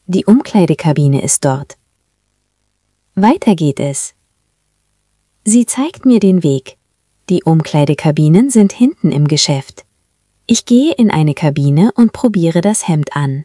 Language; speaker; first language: German; non-native, fluent; Spanish